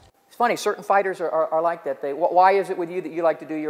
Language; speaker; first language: English; native; English